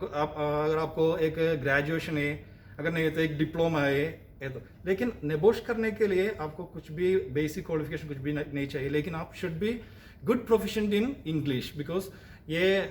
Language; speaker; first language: Hindi; non-native, local second language; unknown